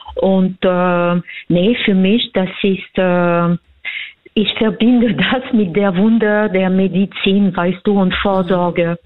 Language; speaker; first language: German; non-native, fluent; French